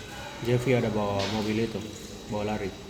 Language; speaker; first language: Indonesian; native; Indonesian